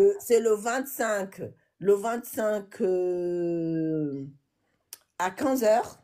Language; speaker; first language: French; non-native, learner; Portuguese